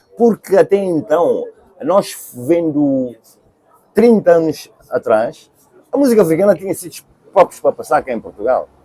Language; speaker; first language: Portuguese; early bilingual, other home language; Kabuverdianu